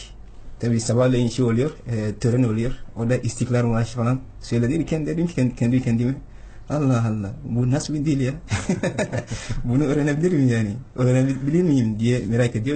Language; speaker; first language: Turkish; non-native, fluent; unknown